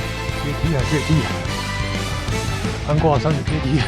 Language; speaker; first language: Chinese; native; Chinese